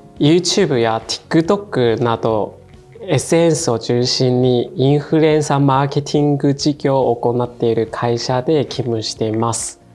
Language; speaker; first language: Japanese; non-native, fluent; Chinese